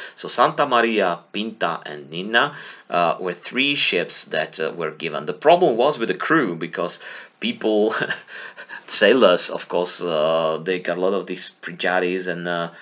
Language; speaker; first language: English; non-native, fluent; Slovak